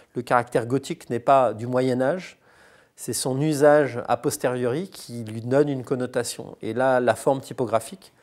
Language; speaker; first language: French; native; French